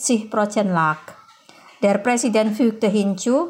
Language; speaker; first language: German; non-native, fluent; Indonesian